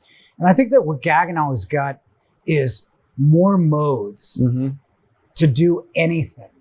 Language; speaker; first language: English; native; English